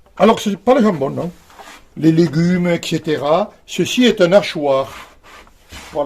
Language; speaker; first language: French; native; French